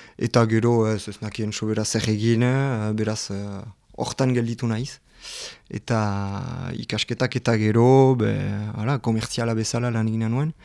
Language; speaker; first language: Basque; non-native, local second language; French